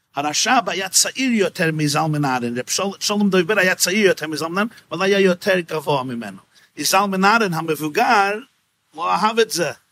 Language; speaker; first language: Hebrew; non-native, fluent; English